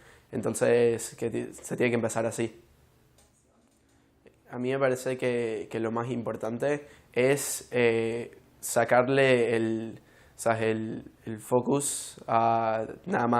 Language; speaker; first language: Spanish; early bilingual, heritage; Spanish